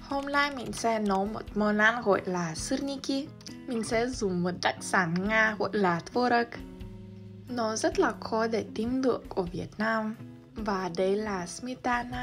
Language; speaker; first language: Vietnamese; non-native, learner; Russian